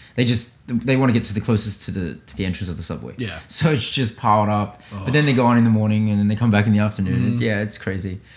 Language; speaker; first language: English; native; English